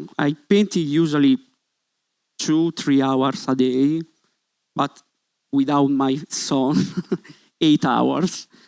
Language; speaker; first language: English; non-native, learner; Italian